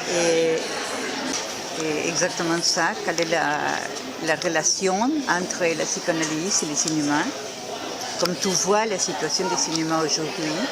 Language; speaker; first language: French; non-native, fluent; Spanish